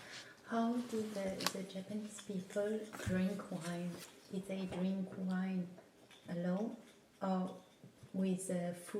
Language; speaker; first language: English; non-native, learner; French